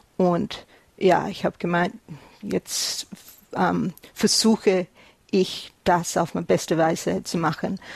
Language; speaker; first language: German; early bilingual, heritage; German